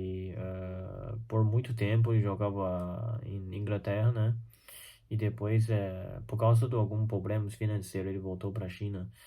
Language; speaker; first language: Portuguese; non-native, fluent; Chinese